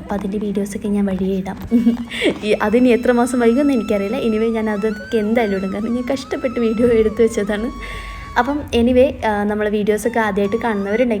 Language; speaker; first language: Malayalam; native; Malayalam